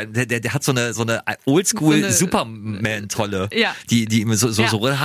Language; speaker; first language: German; native; German